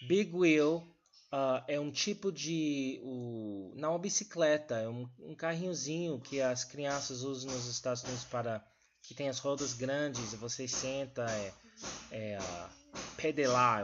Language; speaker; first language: Portuguese; non-native, learner; English